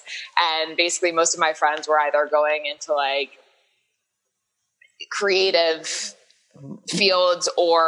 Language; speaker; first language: English; native; English